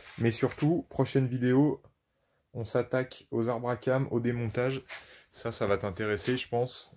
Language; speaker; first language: French; native; French